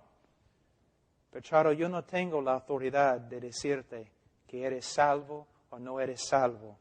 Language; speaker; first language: Spanish; non-native, fluent; English